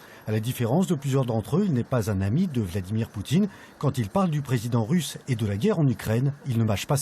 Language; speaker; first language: French; native; French